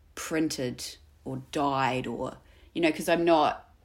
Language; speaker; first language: English; native; English